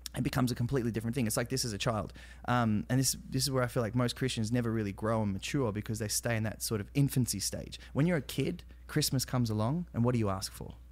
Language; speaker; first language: English; native; English